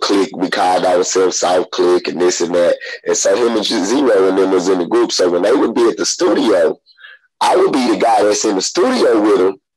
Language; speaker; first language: English; native; English